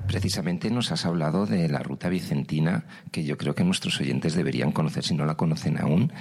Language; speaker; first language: Spanish; native; Spanish